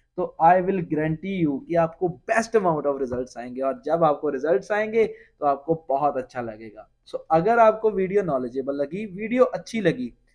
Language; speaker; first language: Hindi; non-native, local second language; Punjabi